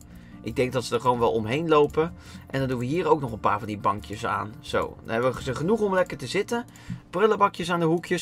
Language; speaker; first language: Dutch; native; Dutch